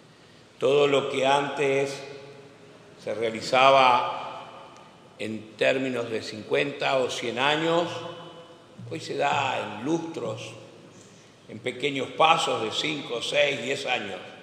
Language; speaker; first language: Spanish; native; Spanish